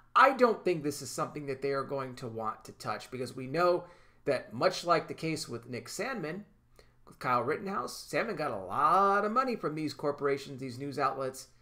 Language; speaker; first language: English; native; English